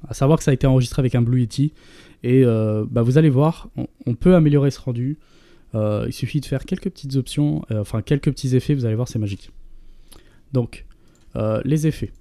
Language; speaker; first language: French; native; French